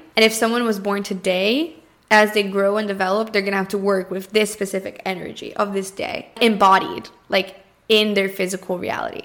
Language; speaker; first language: English; early bilingual, other home language; Portuguese